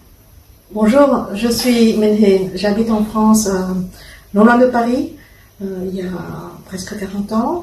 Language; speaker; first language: French; non-native, fluent; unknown